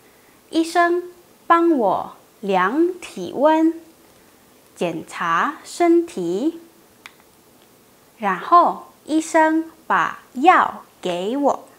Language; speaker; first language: Chinese; non-native, fluent; Indonesian